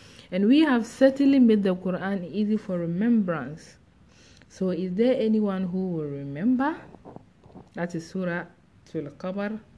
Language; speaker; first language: English; non-native, local second language; Akan